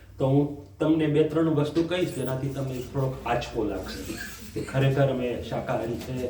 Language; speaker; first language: Gujarati; early bilingual, heritage; Gujarati